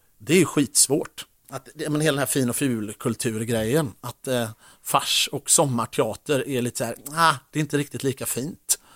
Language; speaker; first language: Swedish; native; Swedish